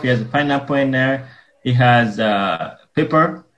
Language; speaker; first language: English; non-native, local second language; Ganda